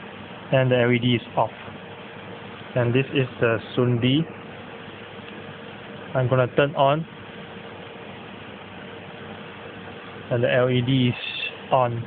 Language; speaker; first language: English; non-native, local second language; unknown